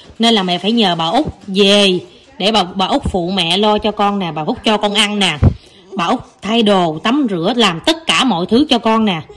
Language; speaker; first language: Vietnamese; native; Vietnamese